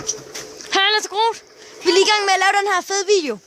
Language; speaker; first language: Danish; native; Danish